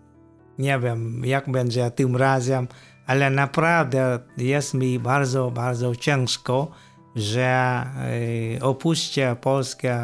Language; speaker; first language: Polish; non-native, fluent; Vietnamese